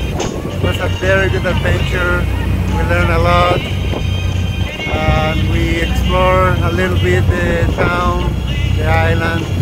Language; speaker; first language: English; non-native, fluent; Spanish